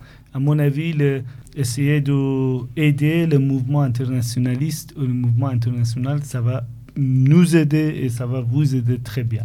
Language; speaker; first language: French; non-native, fluent; Persian